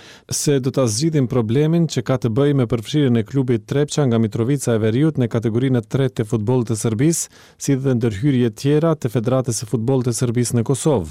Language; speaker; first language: Albanian; native; Albanian